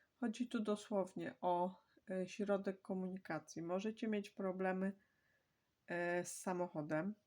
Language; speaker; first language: Polish; native; Polish